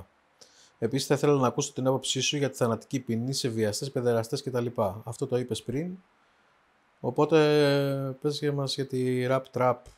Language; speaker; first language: Greek; native; Greek